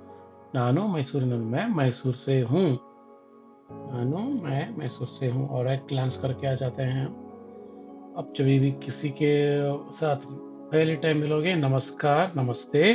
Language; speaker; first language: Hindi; non-native, local second language; Kannada